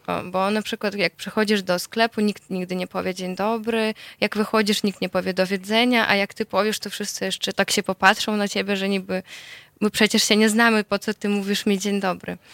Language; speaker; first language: Polish; non-native, fluent; Russian